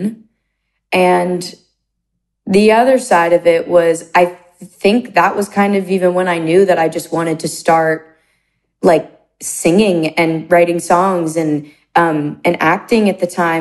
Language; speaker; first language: English; native; English